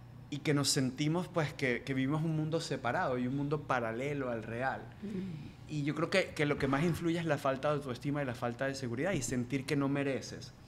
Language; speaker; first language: Spanish; native; Spanish